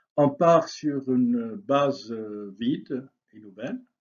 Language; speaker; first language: French; non-native, local second language; Arabic